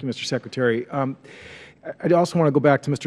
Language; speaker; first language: English; native; English